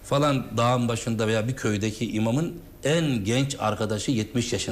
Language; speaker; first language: Turkish; native; Turkish